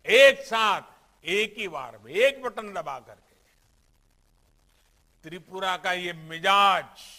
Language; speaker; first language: Hindi; non-native, local second language; Gujarati